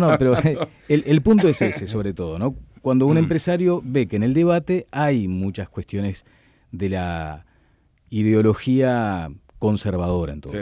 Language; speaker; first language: Spanish; native; Spanish